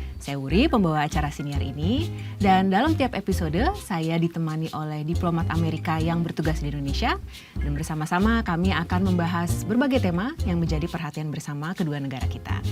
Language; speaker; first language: Indonesian; native; Indonesian